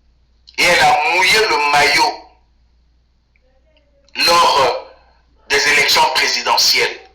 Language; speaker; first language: French; non-native, local second language; Lingala